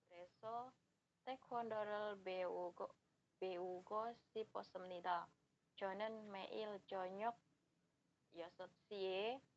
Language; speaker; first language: Korean; non-native, learner; Indonesian